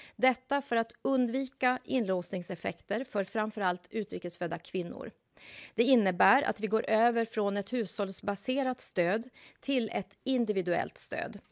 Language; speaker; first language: Swedish; native; Swedish